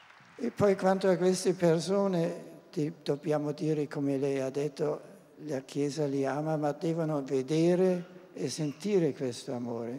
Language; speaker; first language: Italian; non-native, fluent; German